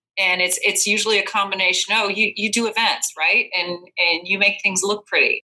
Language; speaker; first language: English; non-native, fluent; Dutch